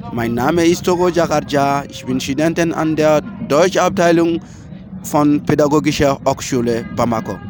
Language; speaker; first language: German; non-native, fluent; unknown